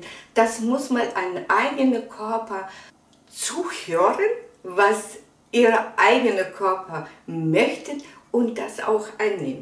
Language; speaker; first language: German; non-native, fluent; Russian